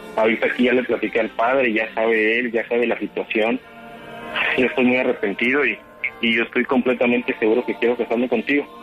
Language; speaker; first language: Spanish; native; Spanish